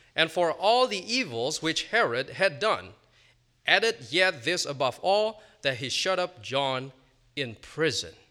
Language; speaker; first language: English; non-native, fluent; Indonesian